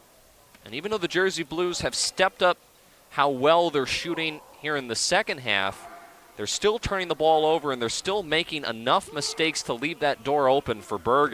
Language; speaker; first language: English; native; English